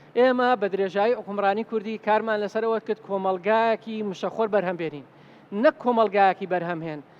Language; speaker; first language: Central Kurdish; native; Central Kurdish